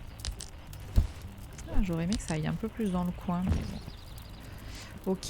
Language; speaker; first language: French; native; French